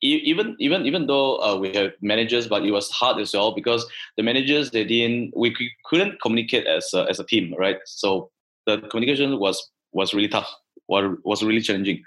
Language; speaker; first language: English; non-native, local second language; Chinese